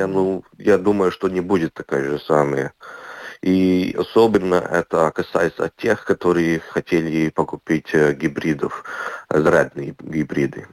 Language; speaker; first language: Russian; non-native, local second language; Latvian